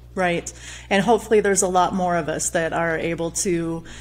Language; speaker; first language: English; native; English